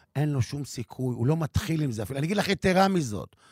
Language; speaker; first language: Hebrew; native; Hebrew